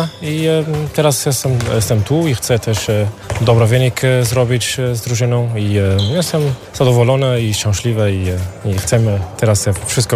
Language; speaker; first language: Polish; non-native, learner; Portuguese